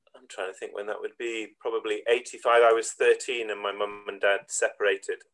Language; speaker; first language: English; native; English